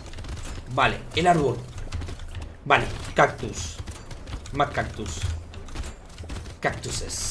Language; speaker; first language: Spanish; native; Spanish